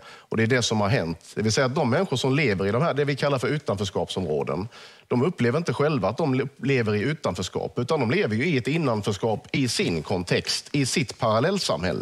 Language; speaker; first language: Swedish; native; Swedish